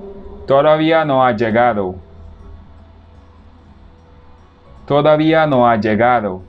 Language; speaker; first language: Spanish; non-native, fluent; Wolof